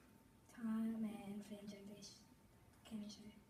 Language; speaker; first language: Irish; non-native, learner; English